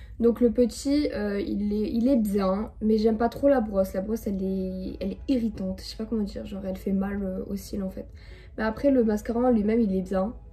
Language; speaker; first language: French; native; French